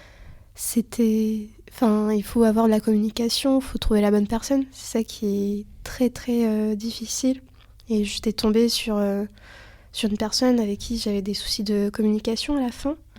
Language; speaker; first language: French; early bilingual, other home language; Lithuanian